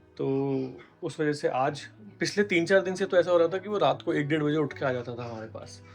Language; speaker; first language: Hindi; native; Hindi